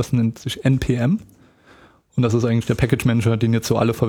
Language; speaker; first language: German; native; German